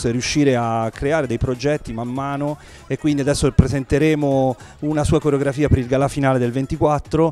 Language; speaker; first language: Italian; native; Italian